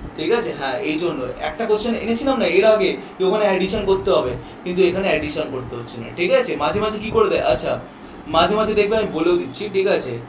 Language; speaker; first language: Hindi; non-native, local second language; Bangla